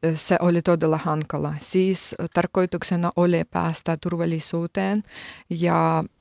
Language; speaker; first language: Finnish; non-native, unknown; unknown